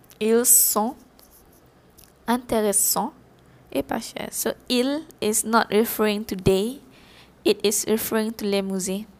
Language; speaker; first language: French; non-native, fluent; Malay